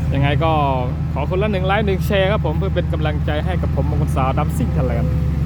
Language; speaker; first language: Thai; native; Thai